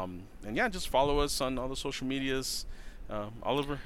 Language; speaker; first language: English; native; English